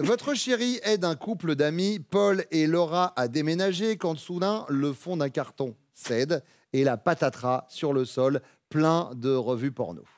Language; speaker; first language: French; native; French